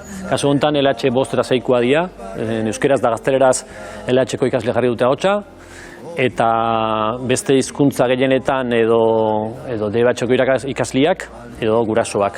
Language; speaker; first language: Basque; native; Basque